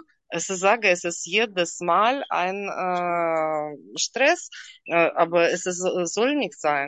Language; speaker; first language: German; non-native, learner; Russian